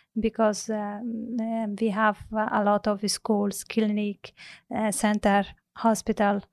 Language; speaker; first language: English; non-native, learner; Persian